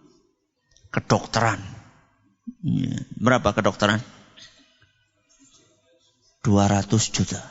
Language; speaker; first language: Indonesian; non-native, local second language; Javanese